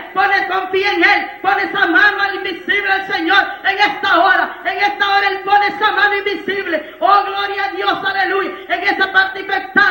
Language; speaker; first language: Spanish; native; Spanish